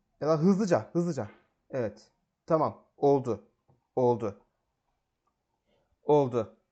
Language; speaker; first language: Turkish; native; Turkish